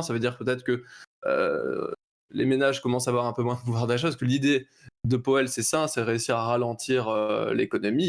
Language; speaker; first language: French; native; French